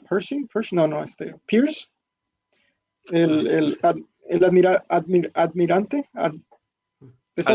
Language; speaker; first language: Spanish; early bilingual, heritage; Spanish